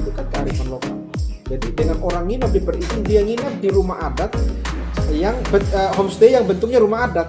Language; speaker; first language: Indonesian; non-native, local second language; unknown